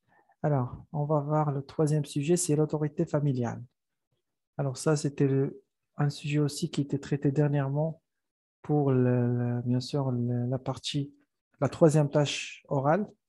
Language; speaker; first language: French; non-native, local second language; Arabic